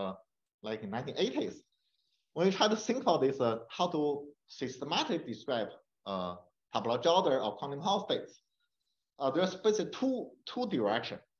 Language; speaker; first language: English; non-native, fluent; Chinese